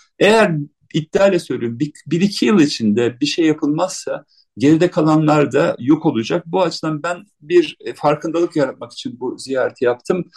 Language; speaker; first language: Turkish; native; Turkish